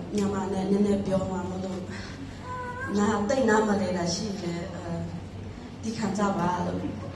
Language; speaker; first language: Burmese; non-native, local second language; Tedim Chin